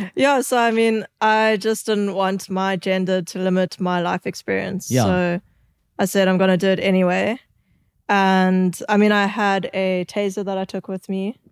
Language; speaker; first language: English; native; English